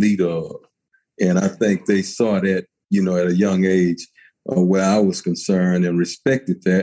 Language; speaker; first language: English; native; English